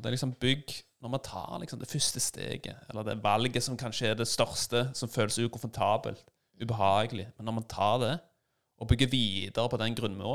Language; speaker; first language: Norwegian; native; Norwegian